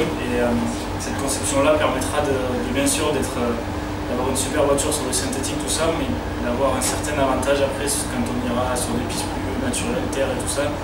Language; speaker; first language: French; native; French